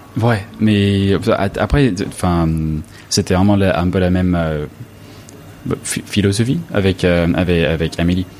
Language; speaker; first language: French; non-native, fluent; English